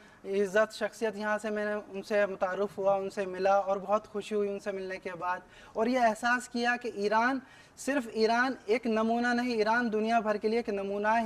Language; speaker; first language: Urdu; native; Urdu